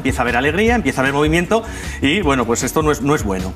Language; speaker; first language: Spanish; native; Spanish